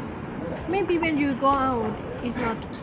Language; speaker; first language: English; non-native, learner; Thai